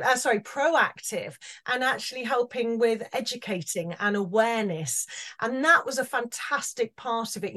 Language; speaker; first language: English; native; English